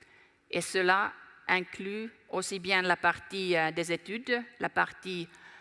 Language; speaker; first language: French; non-native, fluent; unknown